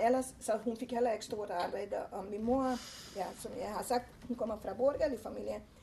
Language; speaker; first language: Danish; non-native, fluent; Hungarian